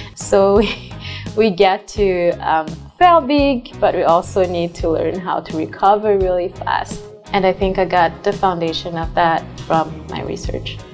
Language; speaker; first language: English; non-native, fluent; Rundi